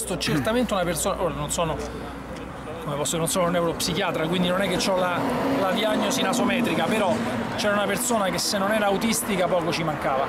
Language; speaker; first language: Italian; native; Italian